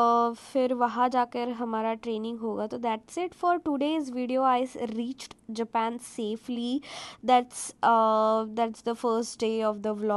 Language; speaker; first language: Hindi; non-native, local second language; Marathi